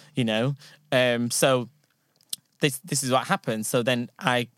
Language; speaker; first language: English; native; English